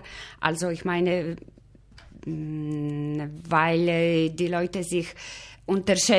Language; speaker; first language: German; non-native, fluent; Polish